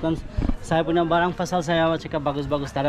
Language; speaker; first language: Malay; non-native, learner; Bangla